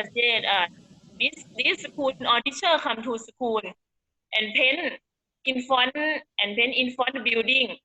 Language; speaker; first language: English; non-native, learner; Thai